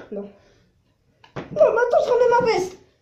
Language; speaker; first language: French; native; French